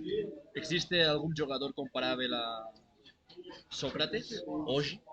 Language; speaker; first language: Portuguese; non-native, learner; Catalan